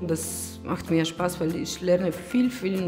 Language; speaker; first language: German; non-native, learner; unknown